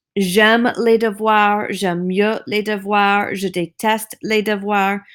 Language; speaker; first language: French; non-native, fluent; English